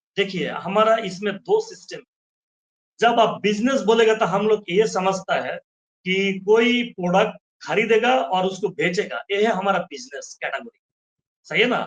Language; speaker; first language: Hindi; non-native, fluent; Bangla